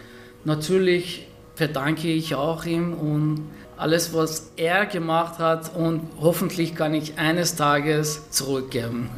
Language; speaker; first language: German; non-native, fluent; Persian